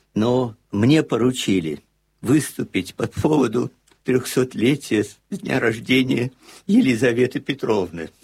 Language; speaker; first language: Russian; native; Russian